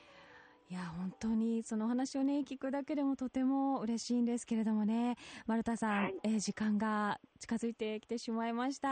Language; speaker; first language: Japanese; native; Japanese